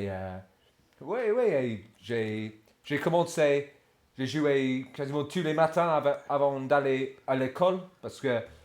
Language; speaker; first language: French; non-native, fluent; English